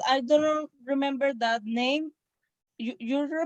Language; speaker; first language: English; non-native, learner; Spanish